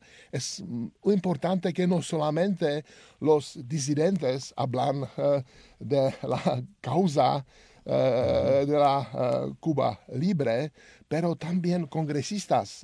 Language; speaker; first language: Spanish; non-native, learner; Czech